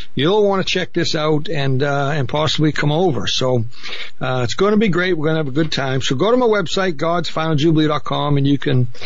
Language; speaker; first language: English; native; English